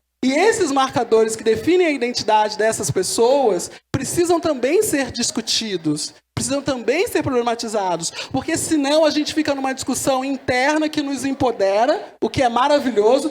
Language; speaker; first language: Portuguese; native; Portuguese